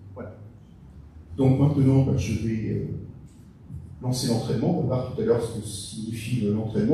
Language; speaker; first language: French; native; French